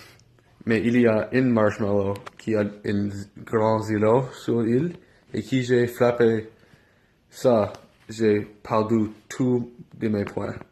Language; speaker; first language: French; non-native, local second language; English